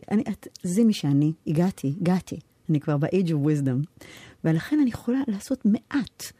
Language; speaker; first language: Hebrew; early bilingual, heritage; Hebrew